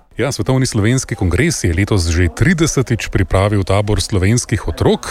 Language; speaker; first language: Slovenian; native; Slovenian